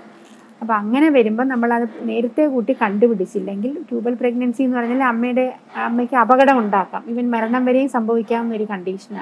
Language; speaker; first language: Malayalam; native; Malayalam